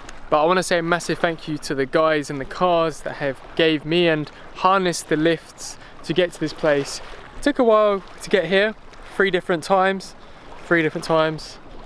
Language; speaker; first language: English; native; English